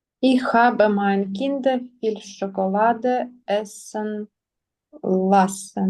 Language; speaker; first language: German; non-native, learner; Ukrainian